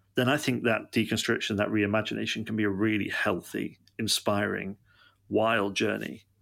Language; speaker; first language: English; native; English